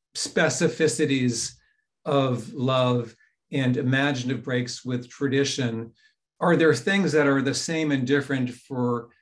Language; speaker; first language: English; native; English